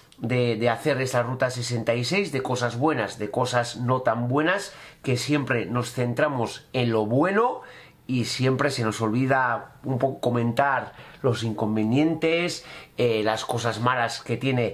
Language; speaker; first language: Spanish; native; Spanish